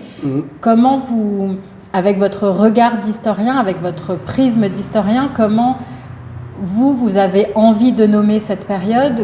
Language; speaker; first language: French; native; French